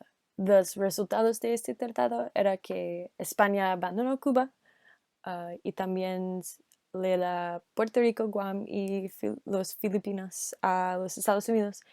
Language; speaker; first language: Spanish; non-native, learner; English